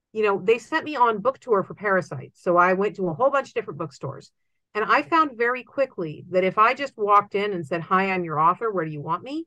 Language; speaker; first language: English; native; English